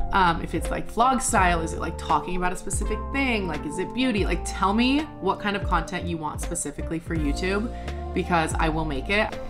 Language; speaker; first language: English; native; English